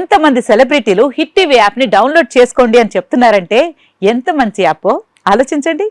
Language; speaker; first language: Telugu; native; Telugu